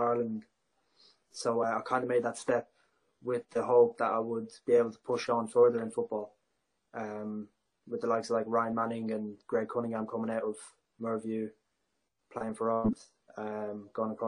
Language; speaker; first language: English; native; English